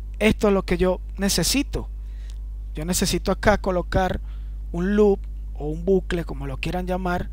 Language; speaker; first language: Spanish; native; Spanish